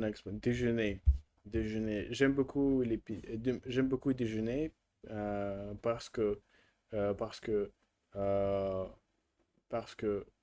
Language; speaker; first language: French; non-native, learner; Russian